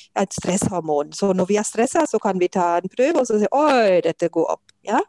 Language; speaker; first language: Norwegian; non-native, fluent; German